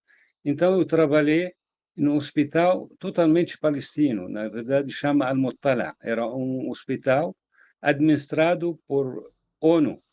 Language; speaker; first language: Portuguese; non-native, fluent; Arabic